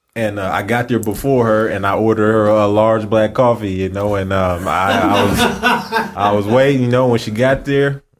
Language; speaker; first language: English; native; English